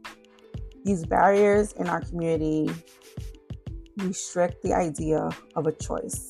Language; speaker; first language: English; early bilingual, other home language; Spanish